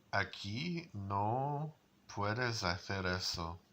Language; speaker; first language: Spanish; non-native, learner; English